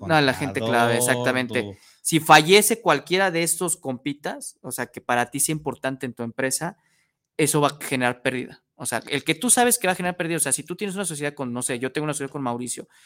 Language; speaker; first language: Spanish; native; Spanish